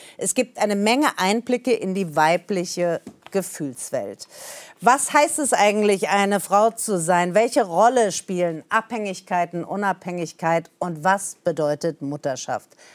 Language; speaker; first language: German; native; German